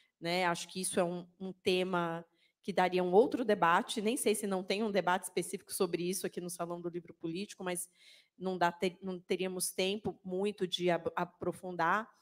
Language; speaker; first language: Portuguese; native; Portuguese